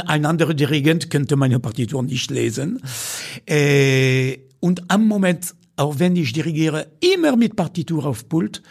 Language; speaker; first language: German; non-native, fluent; French